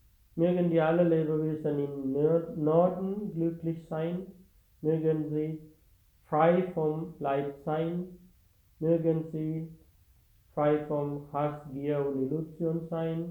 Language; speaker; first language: German; non-native, fluent; Sinhala